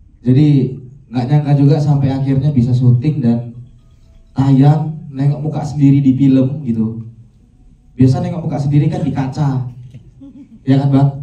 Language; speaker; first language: Indonesian; native; Indonesian